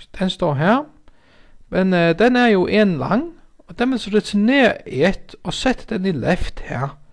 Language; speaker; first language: Danish; non-native, local second language; Faroese